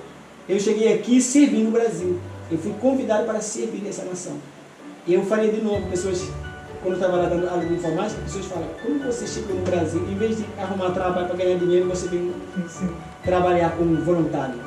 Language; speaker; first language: Portuguese; non-native, fluent; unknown